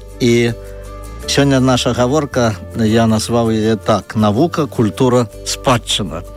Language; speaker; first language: Belarusian; non-native, local second language; Russian